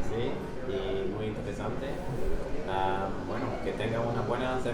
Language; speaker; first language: Spanish; non-native, fluent; English